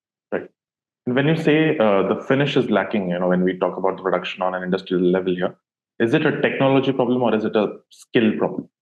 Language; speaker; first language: English; non-native, local second language; Hindi